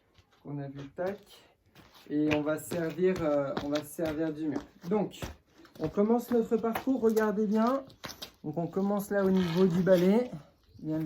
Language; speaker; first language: French; native; French